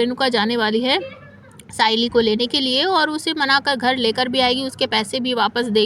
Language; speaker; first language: Hindi; native; Hindi